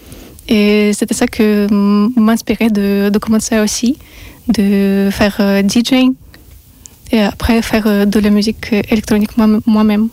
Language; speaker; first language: French; non-native, learner; Russian